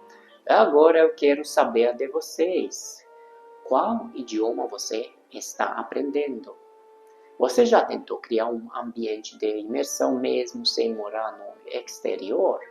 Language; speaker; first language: Portuguese; non-native, fluent; Hungarian